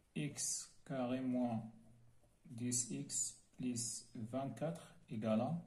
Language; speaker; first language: French; non-native, local second language; Arabic